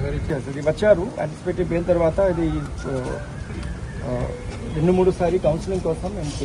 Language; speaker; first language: Telugu; non-native, learner; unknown